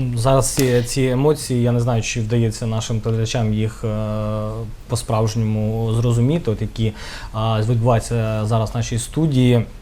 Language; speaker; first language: Ukrainian; native; Ukrainian